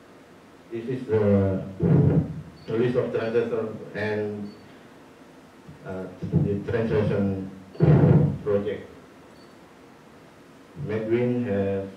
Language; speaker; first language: English; non-native, learner; Indonesian